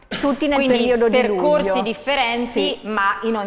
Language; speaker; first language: Italian; native; Italian